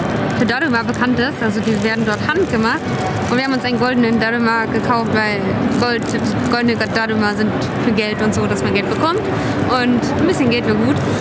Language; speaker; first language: German; native; German